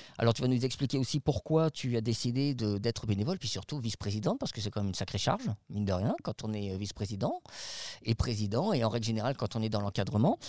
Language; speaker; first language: French; native; French